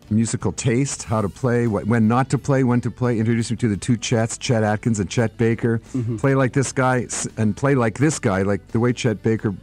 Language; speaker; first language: English; native; English